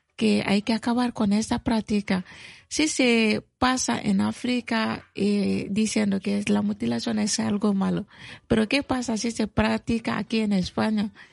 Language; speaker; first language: Spanish; non-native, fluent; Bambara